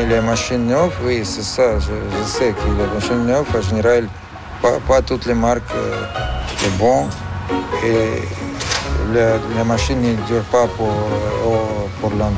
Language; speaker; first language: French; non-native, fluent; Russian